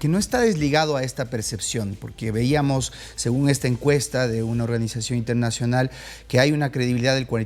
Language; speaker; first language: Spanish; native; Spanish